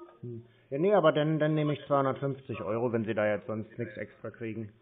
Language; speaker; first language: German; native; German